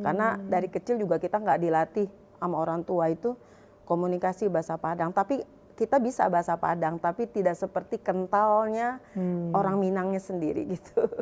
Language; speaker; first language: Indonesian; native; Indonesian